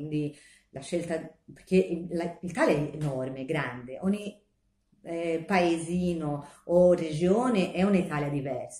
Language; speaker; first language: Italian; non-native, fluent; Portuguese